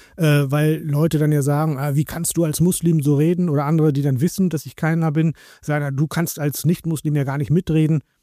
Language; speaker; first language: German; native; German